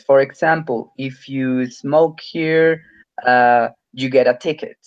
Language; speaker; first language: English; non-native, fluent; Spanish